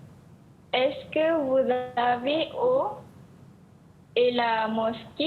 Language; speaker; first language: French; non-native, learner; Malay